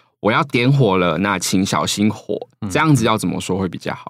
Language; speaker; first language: Chinese; native; Chinese